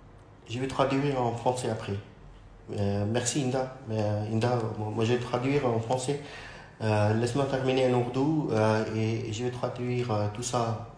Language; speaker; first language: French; non-native, learner; Urdu